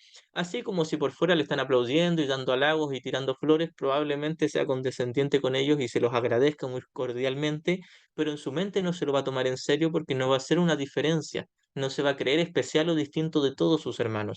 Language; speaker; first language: Spanish; native; Spanish